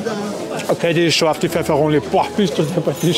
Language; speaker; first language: German; native; German